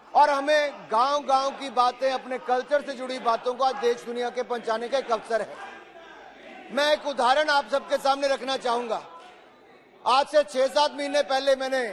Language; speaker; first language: Hindi; native; Hindi